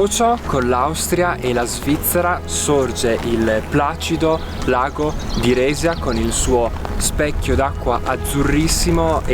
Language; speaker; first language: Italian; native; Italian